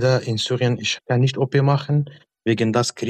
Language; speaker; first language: German; non-native, learner; Arabic